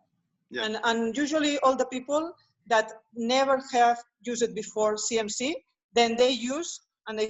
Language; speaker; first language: English; non-native, learner; Spanish